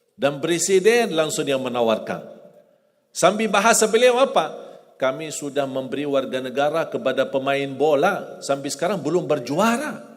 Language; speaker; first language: Malay; non-native, fluent; Arabic